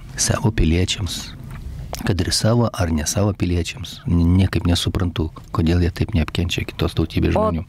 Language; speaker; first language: Lithuanian; native; Lithuanian